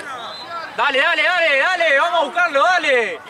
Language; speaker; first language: Spanish; native; Spanish